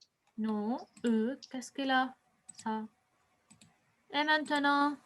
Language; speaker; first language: French; non-native, local second language; Arabic